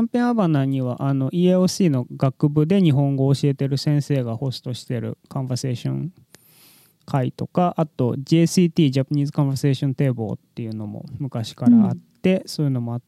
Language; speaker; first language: Japanese; native; Japanese